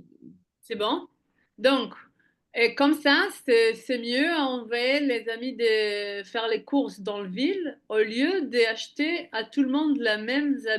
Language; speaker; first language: French; non-native, fluent; Hebrew